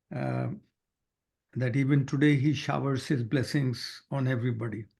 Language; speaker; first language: English; non-native, local second language; Hindi